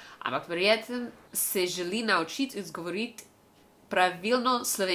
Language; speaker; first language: Slovenian; non-native, learner; English